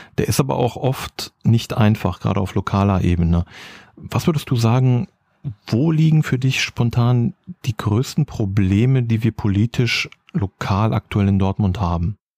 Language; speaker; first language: German; native; German